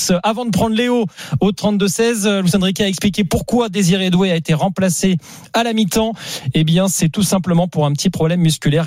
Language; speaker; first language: French; native; French